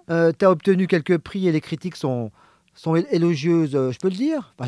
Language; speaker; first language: French; native; French